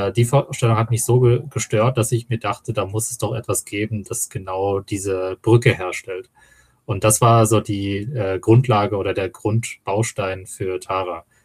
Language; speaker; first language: German; early bilingual, other home language; Tamil